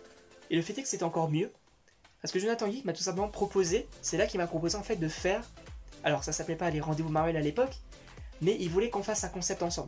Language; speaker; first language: French; native; French